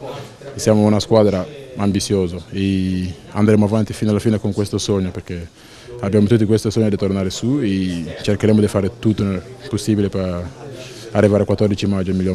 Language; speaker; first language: Italian; non-native, fluent; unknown